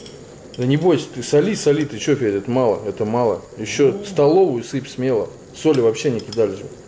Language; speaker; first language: Russian; native; Russian